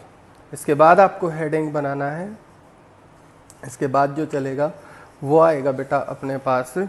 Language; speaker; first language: Hindi; native; Hindi